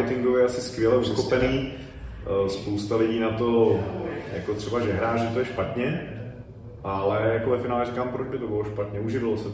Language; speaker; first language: Czech; native; Czech